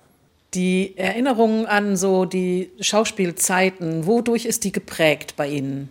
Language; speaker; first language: German; native; German